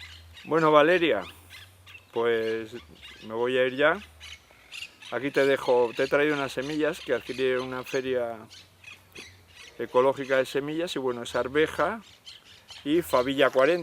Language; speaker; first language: Spanish; native; Spanish